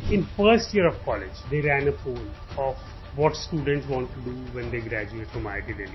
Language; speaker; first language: English; non-native, local second language; Punjabi